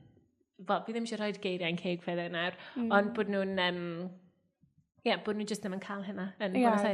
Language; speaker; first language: Welsh; native; Welsh